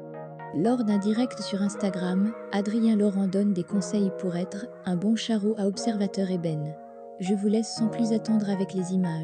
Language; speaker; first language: French; native; French